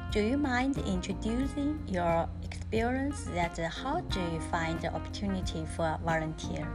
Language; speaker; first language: English; non-native, learner; Chinese